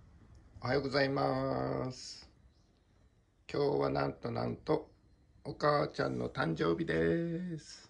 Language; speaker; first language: Japanese; native; Japanese